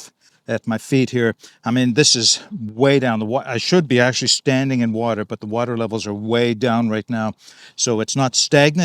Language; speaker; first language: English; native; English